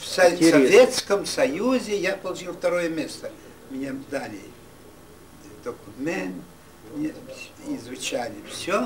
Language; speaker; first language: Russian; non-native, local second language; Yiddish